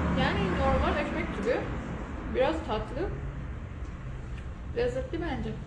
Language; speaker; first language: Turkish; non-native, learner; Persian